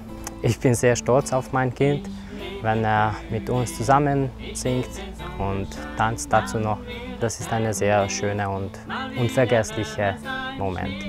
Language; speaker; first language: German; non-native, fluent; Hungarian